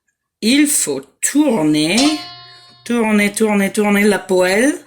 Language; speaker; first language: French; non-native, fluent; English